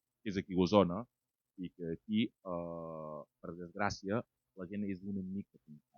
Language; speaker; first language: Catalan; non-native, fluent; Wolof